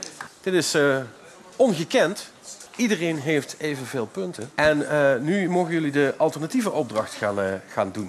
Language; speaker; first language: Dutch; native; Dutch